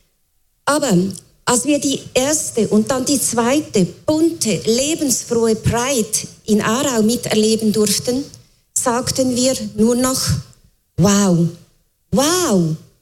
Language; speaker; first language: German; native; German